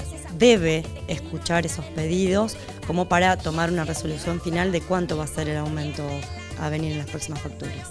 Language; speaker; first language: Spanish; native; Spanish